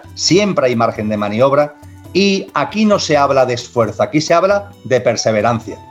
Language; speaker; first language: Spanish; native; Spanish